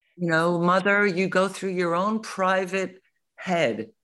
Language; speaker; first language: English; native; English